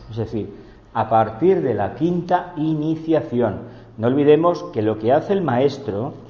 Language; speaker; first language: Spanish; native; Spanish